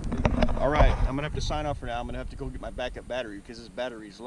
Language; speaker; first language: English; native; English